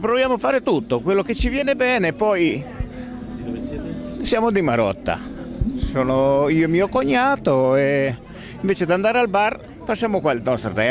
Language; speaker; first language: Italian; native; Italian